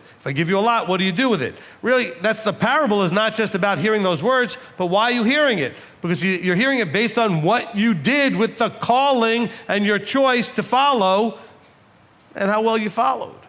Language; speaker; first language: English; native; English